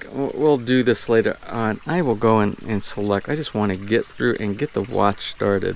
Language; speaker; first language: English; native; English